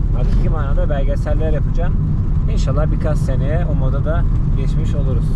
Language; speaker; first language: Turkish; native; Turkish